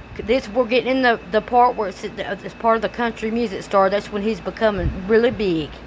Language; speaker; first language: English; native; English